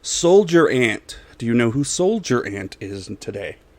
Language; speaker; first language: English; native; English